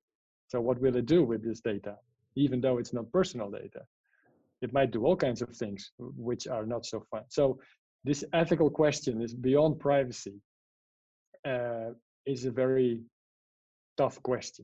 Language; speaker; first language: English; non-native, fluent; Dutch